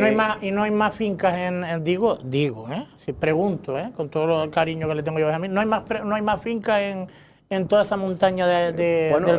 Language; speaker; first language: Spanish; native; Spanish